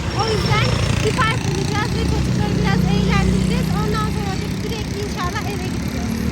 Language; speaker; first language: Turkish; non-native, fluent; Urdu